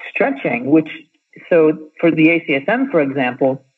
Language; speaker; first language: English; native; English